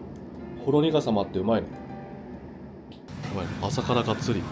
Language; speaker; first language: Japanese; native; Japanese